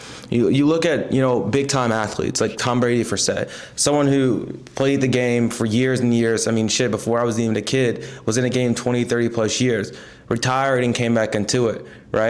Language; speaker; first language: English; native; English